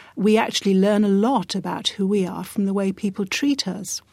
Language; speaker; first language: English; native; English